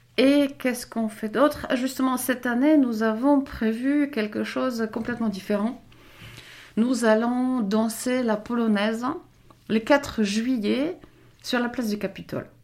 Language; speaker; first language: French; non-native, fluent; Polish